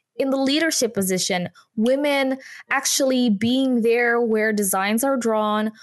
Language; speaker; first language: English; non-native, fluent; Indonesian